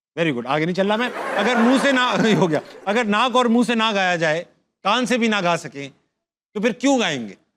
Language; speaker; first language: Urdu; native; Urdu